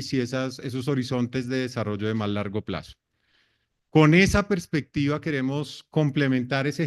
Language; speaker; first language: Spanish; native; Spanish